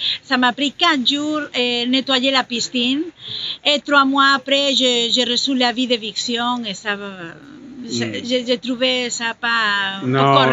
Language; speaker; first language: French; non-native, fluent; Spanish